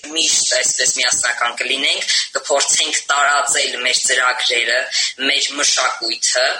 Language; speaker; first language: Armenian; early bilingual, heritage; Armenian